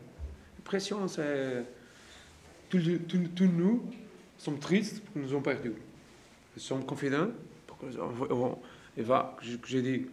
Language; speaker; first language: French; non-native, learner; Portuguese